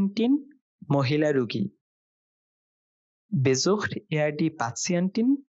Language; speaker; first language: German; non-native, fluent; Bangla